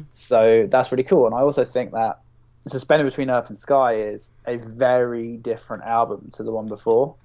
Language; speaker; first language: English; native; English